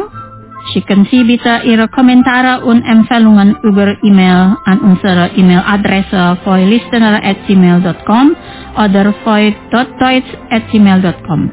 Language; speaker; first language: German; non-native, fluent; Indonesian